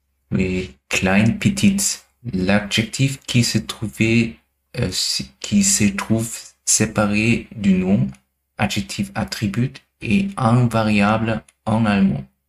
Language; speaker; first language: French; non-native, learner; German